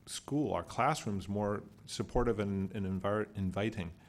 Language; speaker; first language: English; native; English